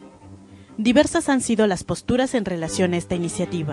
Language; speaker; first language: Spanish; native; Spanish